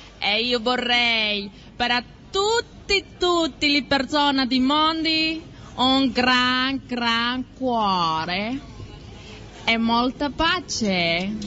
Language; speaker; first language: Italian; non-native, learner; Catalan